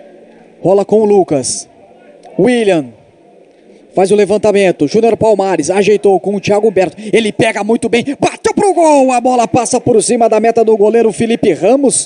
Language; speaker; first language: Portuguese; native; Portuguese